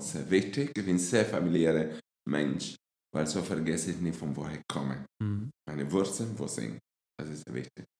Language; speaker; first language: German; non-native, fluent; Spanish